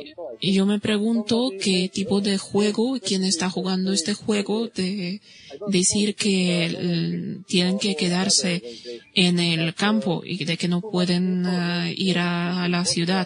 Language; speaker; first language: Spanish; non-native, fluent; Bosnian